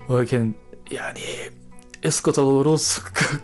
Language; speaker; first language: Arabic; non-native, learner; Japanese